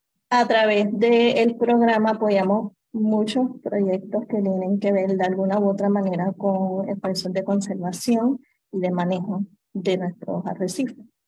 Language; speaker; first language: Spanish; native; Spanish